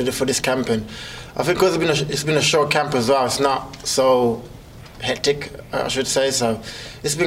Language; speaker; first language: English; native; English